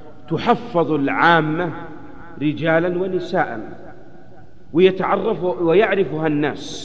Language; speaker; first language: Arabic; native; Arabic